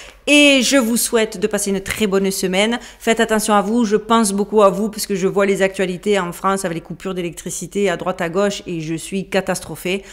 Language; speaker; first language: French; native; French